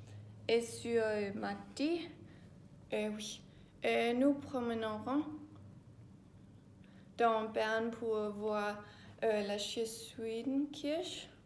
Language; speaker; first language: French; non-native, learner; Danish